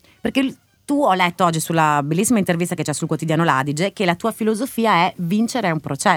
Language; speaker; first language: Italian; native; Italian